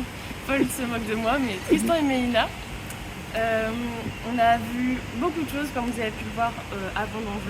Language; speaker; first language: French; native; French